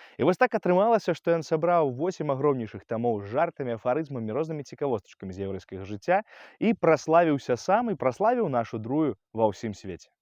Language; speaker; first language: Belarusian; native; Belarusian